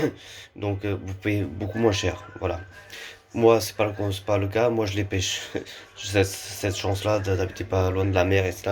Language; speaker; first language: French; native; French